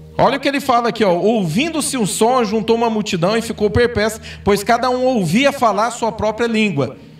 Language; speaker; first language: Portuguese; native; Portuguese